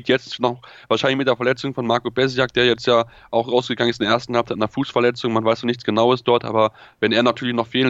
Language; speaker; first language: German; native; German